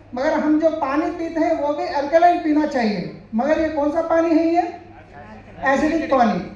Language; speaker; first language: Hindi; non-native, local second language; Telugu